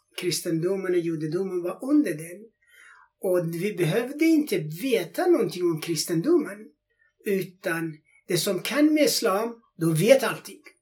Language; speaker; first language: Swedish; non-native, fluent; Persian